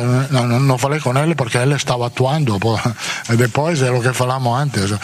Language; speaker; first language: Portuguese; non-native, fluent; Italian